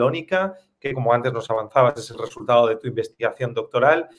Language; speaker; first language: Spanish; native; Spanish